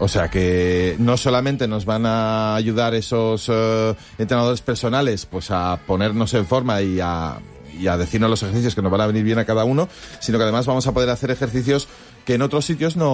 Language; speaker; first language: Spanish; native; Spanish